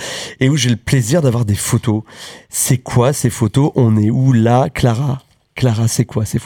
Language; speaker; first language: French; native; French